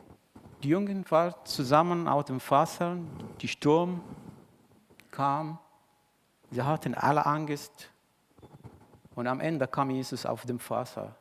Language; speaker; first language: German; non-native, fluent; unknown